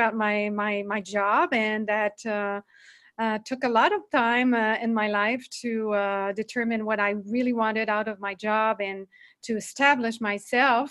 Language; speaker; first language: English; non-native, fluent; French